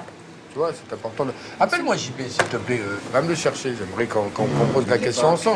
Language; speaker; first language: French; native; French